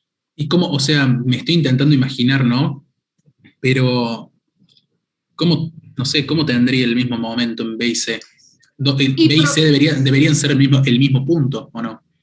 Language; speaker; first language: Spanish; native; Spanish